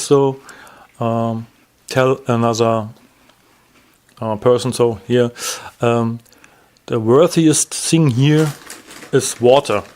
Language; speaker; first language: English; non-native, fluent; German